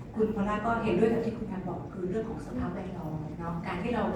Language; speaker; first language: Thai; native; Thai